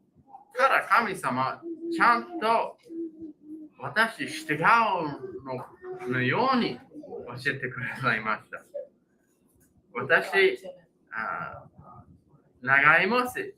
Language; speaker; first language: Japanese; non-native, fluent; English